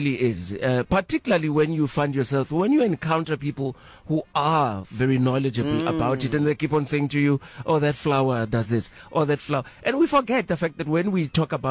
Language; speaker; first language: English; non-native, local second language; Zulu